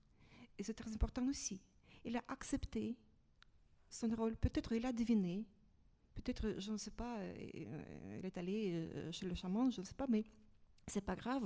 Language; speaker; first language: French; non-native, fluent; Russian